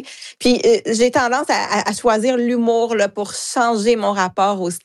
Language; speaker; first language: French; native; French